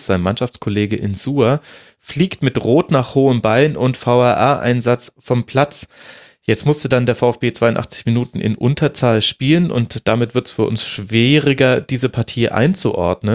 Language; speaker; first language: German; native; German